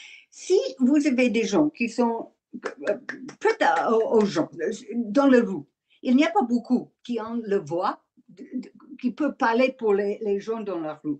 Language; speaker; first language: French; non-native, learner; English